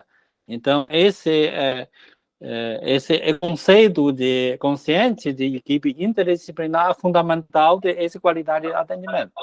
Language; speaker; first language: Portuguese; non-native, fluent; Chinese